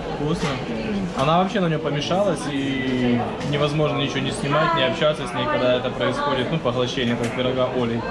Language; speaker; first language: Russian; native; Russian